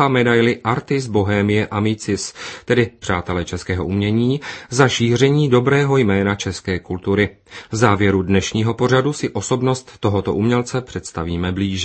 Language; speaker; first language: Czech; native; Czech